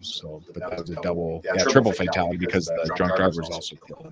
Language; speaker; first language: English; native; English